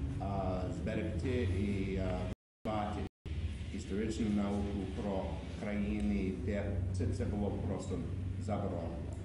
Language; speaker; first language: Ukrainian; non-native, fluent; English